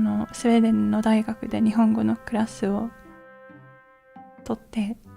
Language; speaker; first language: Japanese; non-native, learner; English